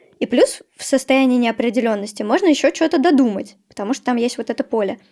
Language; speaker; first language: Russian; native; Russian